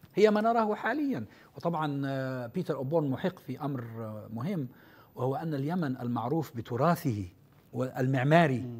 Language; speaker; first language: Arabic; native; Arabic